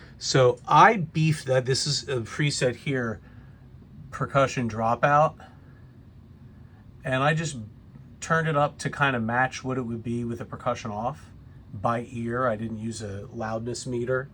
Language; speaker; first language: English; native; English